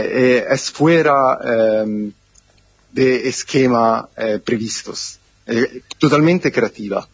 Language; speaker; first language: Spanish; non-native, learner; Italian